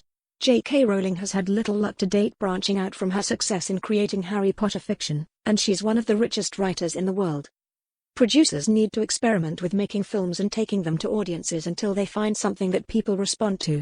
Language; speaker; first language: English; native; English